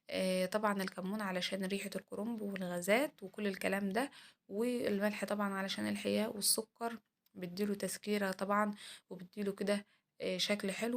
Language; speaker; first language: Arabic; native; Arabic